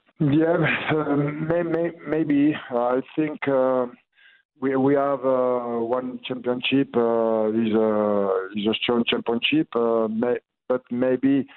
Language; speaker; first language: English; non-native, learner; French